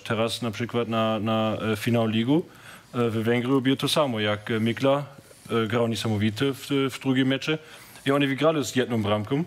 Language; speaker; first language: Polish; non-native, learner; German